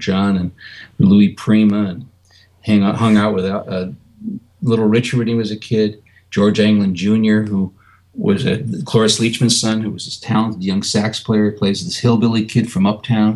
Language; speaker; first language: English; native; English